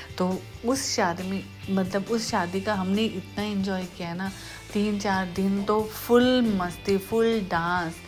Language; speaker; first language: Hindi; native; Hindi